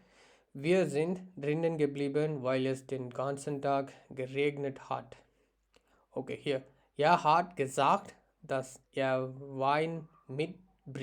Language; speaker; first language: German; non-native, learner; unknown